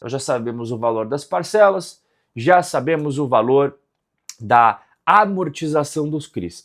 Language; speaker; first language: Portuguese; native; Portuguese